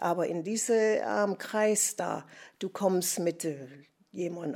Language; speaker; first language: German; non-native, fluent; English